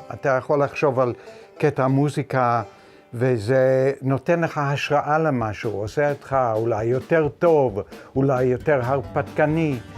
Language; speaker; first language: Hebrew; non-native, fluent; English